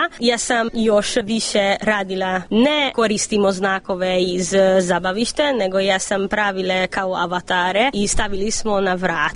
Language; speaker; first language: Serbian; non-native, local second language; Hungarian